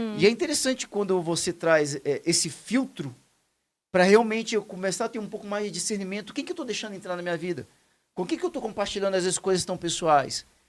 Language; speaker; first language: Portuguese; native; Portuguese